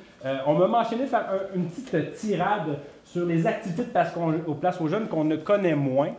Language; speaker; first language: French; native; French